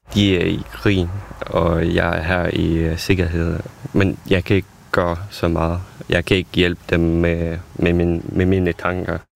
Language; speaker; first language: Danish; non-native, fluent; Ukrainian